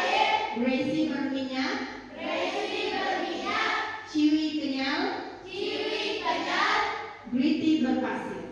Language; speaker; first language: English; non-native, learner; Indonesian